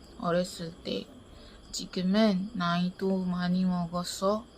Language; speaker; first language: Korean; non-native, learner; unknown